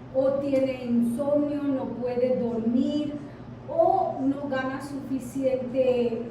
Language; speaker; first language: Spanish; non-native, fluent; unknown